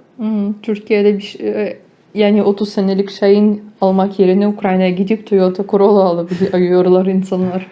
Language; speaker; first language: Turkish; non-native, fluent; Ukrainian